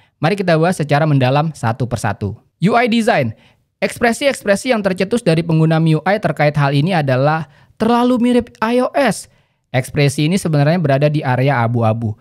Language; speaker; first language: Indonesian; native; Indonesian